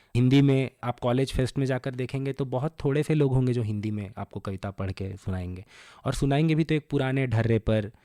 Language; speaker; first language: Hindi; non-native, local second language; Bangla